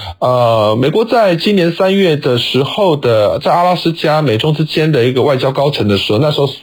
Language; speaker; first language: Chinese; native; Chinese